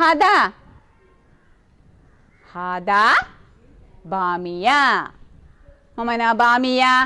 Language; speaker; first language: Arabic; non-native, fluent; Malayalam